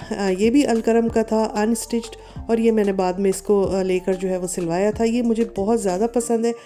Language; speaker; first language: Urdu; native; Urdu